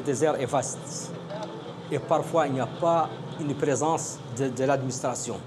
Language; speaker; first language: French; non-native, local second language; Arabic